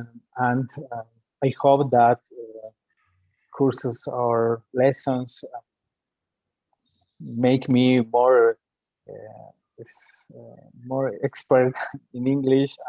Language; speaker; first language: English; non-native, learner; Spanish